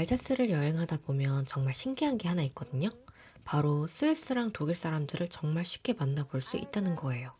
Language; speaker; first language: Korean; native; Korean